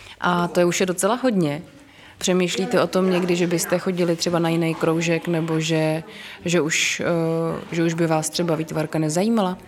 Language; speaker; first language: Czech; native; Czech